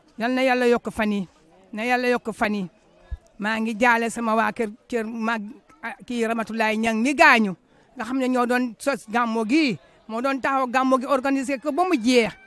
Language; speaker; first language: Wolof; non-native, local second language; Mandingo